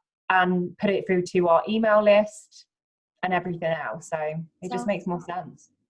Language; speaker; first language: English; native; English